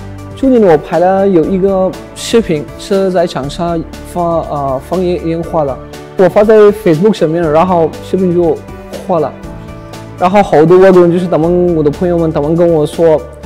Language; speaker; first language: Chinese; non-native, fluent; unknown